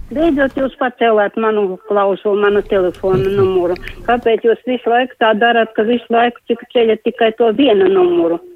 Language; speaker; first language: Latvian; native; Latvian